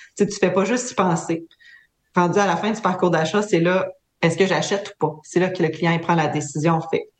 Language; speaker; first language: French; native; French